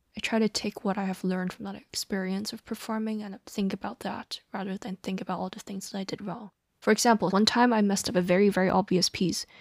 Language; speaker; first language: English; non-native, local second language; Cantonese